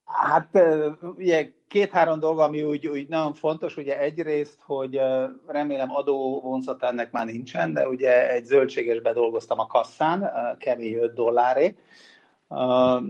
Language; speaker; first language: Hungarian; non-native, local second language; Serbian